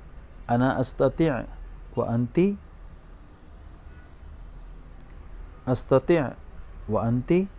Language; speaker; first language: Arabic; non-native, fluent; Urdu